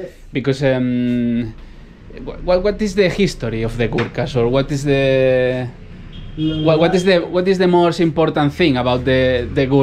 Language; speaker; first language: English; non-native, learner; Spanish